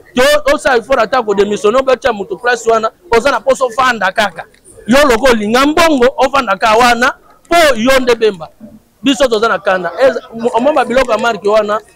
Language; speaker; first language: Lingala; native; Lingala